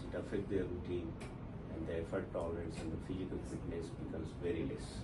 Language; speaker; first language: English; non-native, local second language; Gujarati